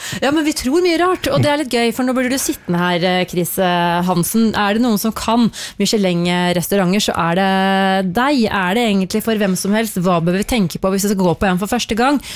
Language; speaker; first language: Norwegian; native; Norwegian